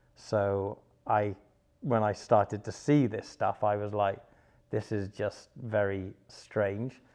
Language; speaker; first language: English; native; English